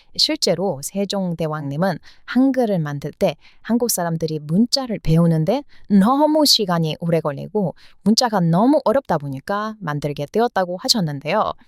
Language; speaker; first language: Korean; non-native, fluent; English